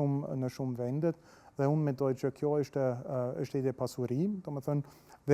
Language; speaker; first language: Albanian; non-native, fluent; German